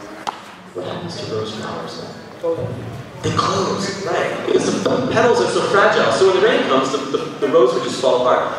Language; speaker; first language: English; native; English